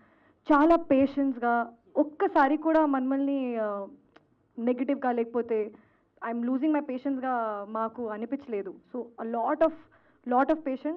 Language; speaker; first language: Telugu; non-native, learner; Hindi